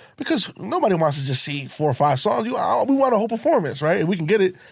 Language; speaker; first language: English; native; English